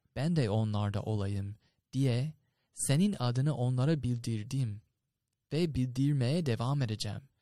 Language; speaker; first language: Turkish; non-native, fluent; English